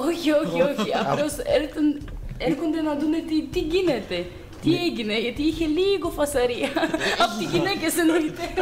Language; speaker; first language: Greek; non-native, fluent; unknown